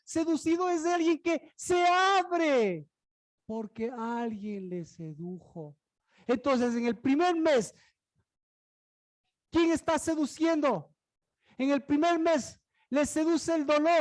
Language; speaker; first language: Spanish; native; Spanish